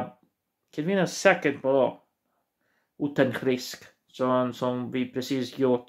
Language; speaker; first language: Swedish; non-native, learner; Portuguese